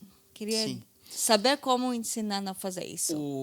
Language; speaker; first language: Portuguese; non-native, fluent; Hebrew